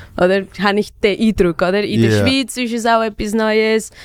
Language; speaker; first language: German; non-native, fluent; Spanish